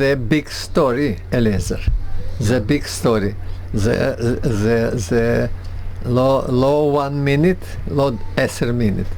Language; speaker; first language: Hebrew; non-native, learner; Russian